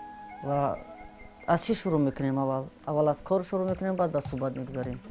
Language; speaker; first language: Persian; native; Persian